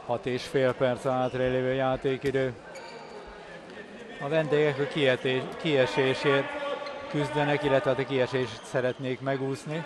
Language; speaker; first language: Hungarian; native; Hungarian